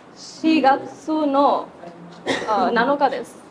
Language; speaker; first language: Japanese; non-native, learner; Bangla